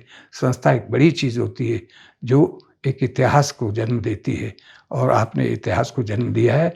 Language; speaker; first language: Hindi; native; Hindi